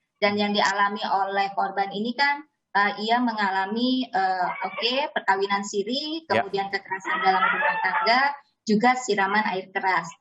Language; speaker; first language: Indonesian; native; Indonesian